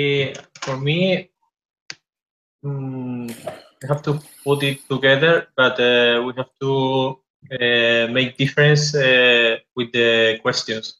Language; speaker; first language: English; non-native, fluent; Spanish